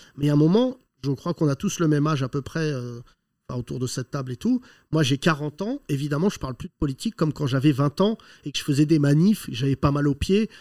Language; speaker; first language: French; native; French